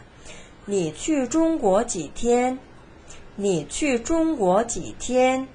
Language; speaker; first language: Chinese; non-native, fluent; Korean